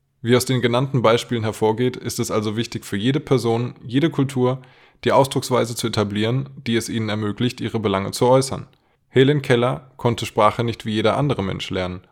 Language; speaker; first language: German; native; German